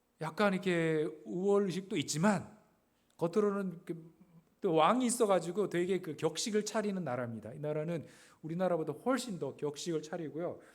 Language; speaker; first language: Korean; native; Korean